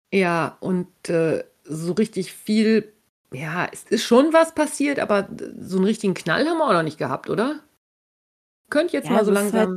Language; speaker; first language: German; native; German